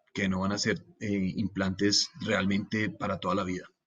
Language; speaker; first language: Spanish; native; Spanish